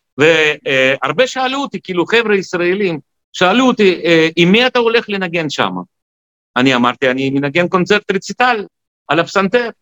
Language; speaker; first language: Hebrew; non-native, fluent; Russian